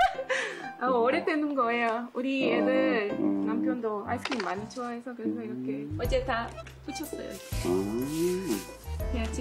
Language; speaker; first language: Korean; non-native, learner; Spanish